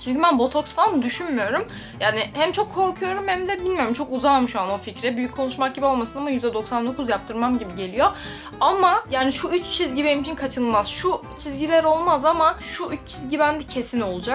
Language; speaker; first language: Turkish; native; Turkish